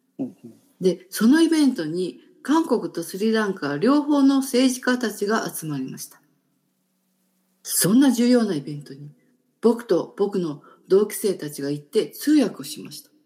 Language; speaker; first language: Japanese; native; Japanese